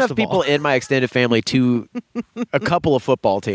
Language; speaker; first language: English; native; English